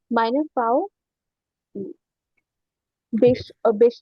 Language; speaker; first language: German; non-native, learner; Bangla